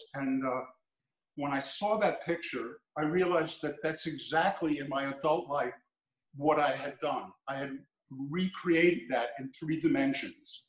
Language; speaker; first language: English; native; English